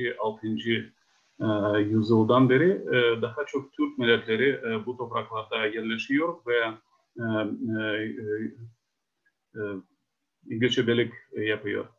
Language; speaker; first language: Turkish; non-native, fluent; Ukrainian